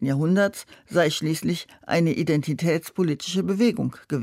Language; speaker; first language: German; native; German